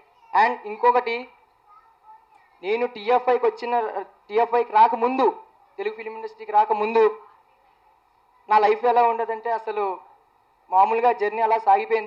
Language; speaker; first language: Telugu; native; Telugu